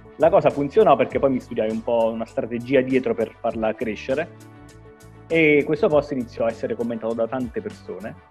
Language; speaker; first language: Italian; native; Italian